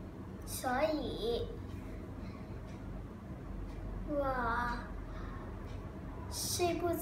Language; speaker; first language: Chinese; non-native, learner; Thai